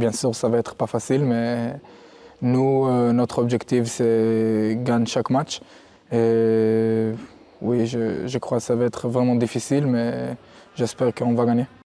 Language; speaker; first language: French; non-native, learner; Hebrew